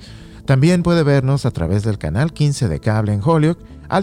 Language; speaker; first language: Spanish; native; Spanish